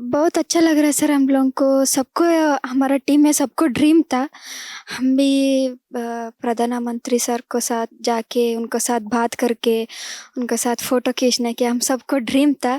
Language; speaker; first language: Hindi; non-native, local second language; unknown